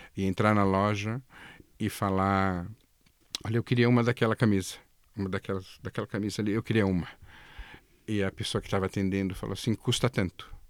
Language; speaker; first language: Portuguese; native; Portuguese